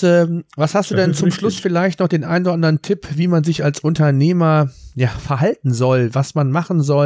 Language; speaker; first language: German; native; German